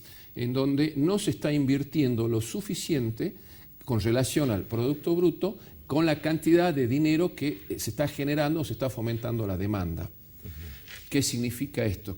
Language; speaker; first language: Spanish; native; Spanish